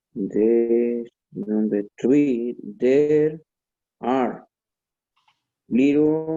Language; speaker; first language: English; non-native, learner; Spanish